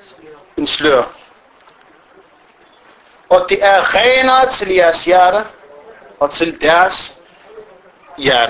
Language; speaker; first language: Danish; early bilingual, other home language; Arabic